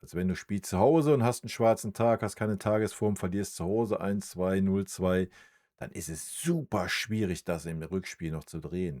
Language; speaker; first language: German; native; German